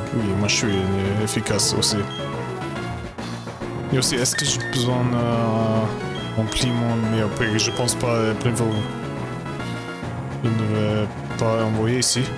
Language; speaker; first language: French; non-native, learner; German